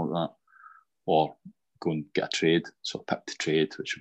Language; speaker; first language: English; native; English